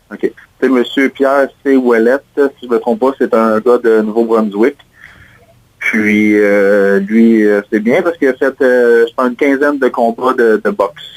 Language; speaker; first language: French; native; French